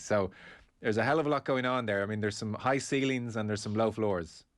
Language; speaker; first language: English; native; English